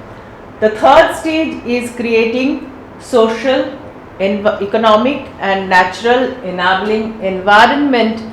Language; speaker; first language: English; non-native, local second language; Bangla